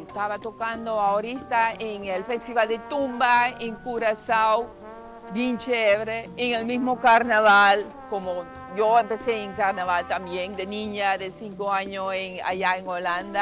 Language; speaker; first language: Spanish; non-native, fluent; Dutch